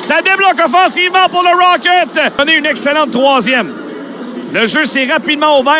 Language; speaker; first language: French; native; French